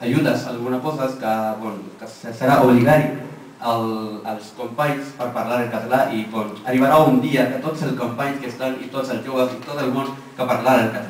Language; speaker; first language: Catalan; non-native, learner; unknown